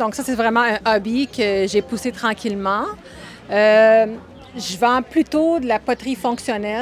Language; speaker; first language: French; native; French